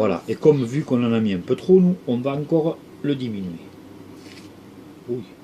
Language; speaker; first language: French; native; French